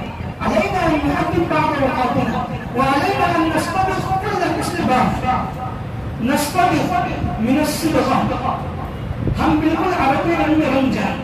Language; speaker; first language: Arabic; non-native, fluent; Urdu